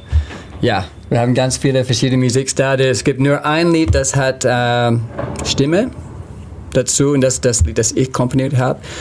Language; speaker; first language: German; non-native, learner; English